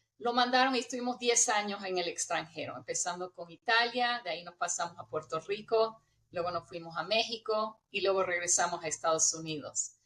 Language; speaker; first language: Spanish; early bilingual, heritage; Spanish